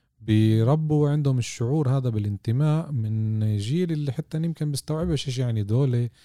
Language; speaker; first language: Arabic; native; Arabic